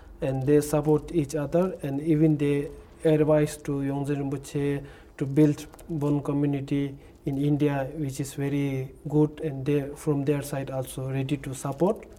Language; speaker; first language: English; non-native, learner; Tibetan